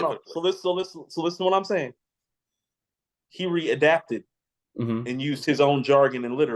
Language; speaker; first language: English; native; English